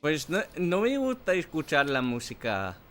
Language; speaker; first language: Spanish; non-native, learner; English